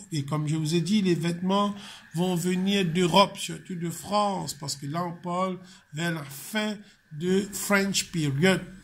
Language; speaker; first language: French; non-native, local second language; Morisyen